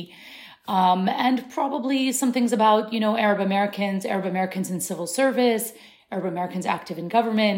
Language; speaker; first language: English; early bilingual, other home language; Arabic